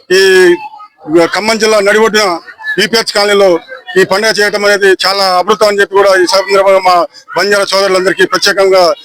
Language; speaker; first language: Telugu; non-native, local second language; Lambadi